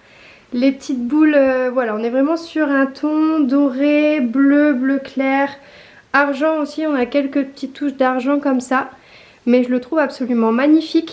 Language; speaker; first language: French; native; French